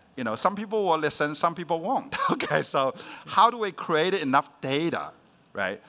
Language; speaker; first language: English; non-native, fluent; Chinese